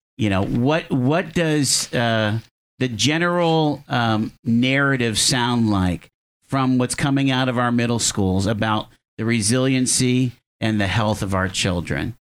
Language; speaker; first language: English; native; English